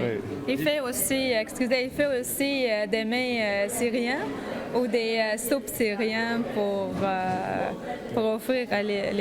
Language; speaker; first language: French; non-native, learner; Arabic